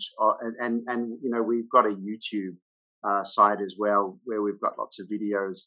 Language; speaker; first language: English; native; English